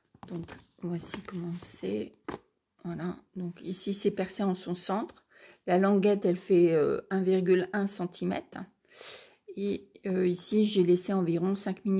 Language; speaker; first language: French; native; French